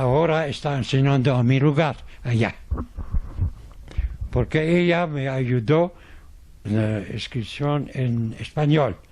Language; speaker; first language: Spanish; non-native, fluent; Arabic